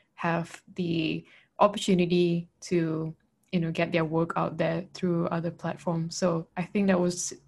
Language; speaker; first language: English; non-native, local second language; Malay